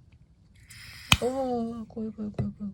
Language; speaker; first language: Japanese; native; Japanese